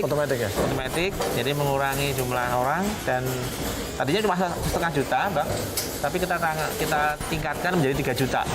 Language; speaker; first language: Indonesian; native; Indonesian